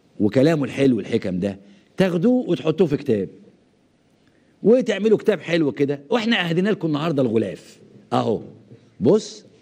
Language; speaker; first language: Arabic; native; Arabic